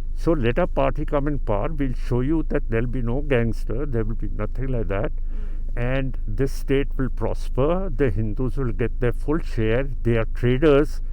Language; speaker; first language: English; non-native, local second language; Punjabi